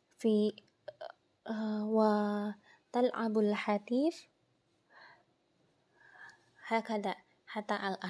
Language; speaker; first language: Arabic; non-native, learner; Indonesian